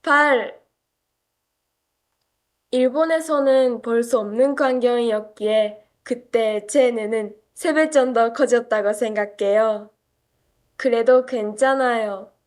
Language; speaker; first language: Korean; non-native, fluent; Japanese